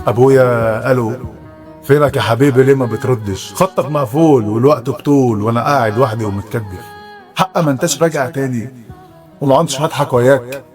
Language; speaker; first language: Arabic; native; Arabic